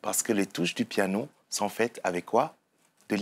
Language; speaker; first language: French; native; French